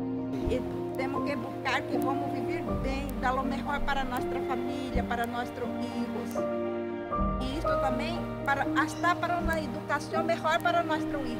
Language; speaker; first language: Spanish; non-native, learner; Portuguese